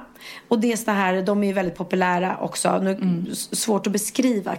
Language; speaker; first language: Swedish; native; Swedish